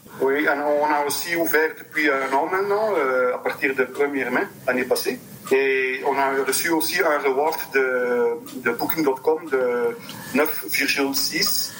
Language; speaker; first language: French; non-native, local second language; Dutch